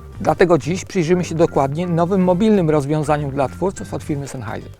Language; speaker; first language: Polish; native; Polish